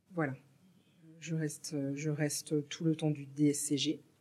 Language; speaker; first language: French; native; French